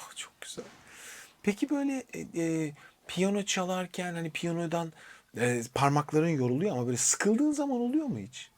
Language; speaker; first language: Turkish; native; Turkish